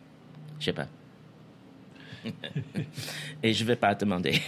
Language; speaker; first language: French; non-native, fluent; English